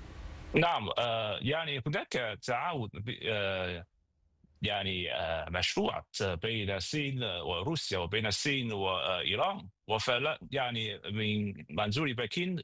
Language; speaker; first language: Arabic; non-native, fluent; Chinese